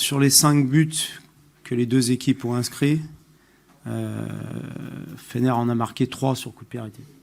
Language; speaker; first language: French; native; French